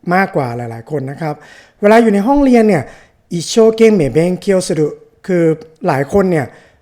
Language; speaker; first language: Thai; native; Thai